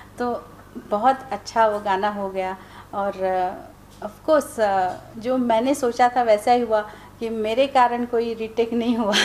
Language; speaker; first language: Hindi; non-native, local second language; Marathi